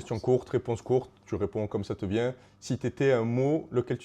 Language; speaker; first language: French; native; French